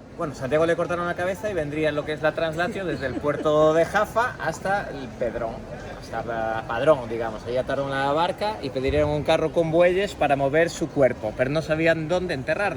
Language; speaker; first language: Spanish; native; Spanish